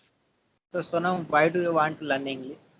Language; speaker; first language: English; non-native, learner; Hindi